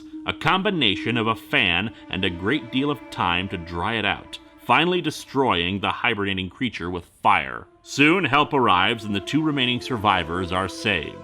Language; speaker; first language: English; native; English